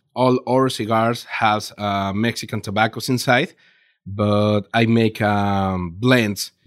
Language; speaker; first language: English; non-native, learner; Spanish